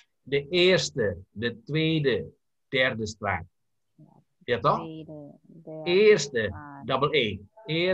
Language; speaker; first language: Dutch; non-native, learner; Indonesian